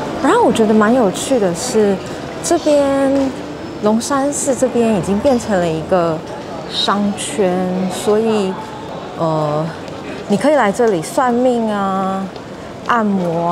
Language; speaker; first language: Chinese; native; Chinese